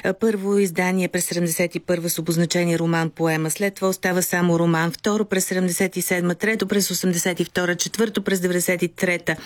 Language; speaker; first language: Bulgarian; native; Bulgarian